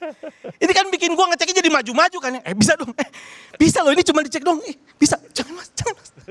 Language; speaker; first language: Indonesian; native; Indonesian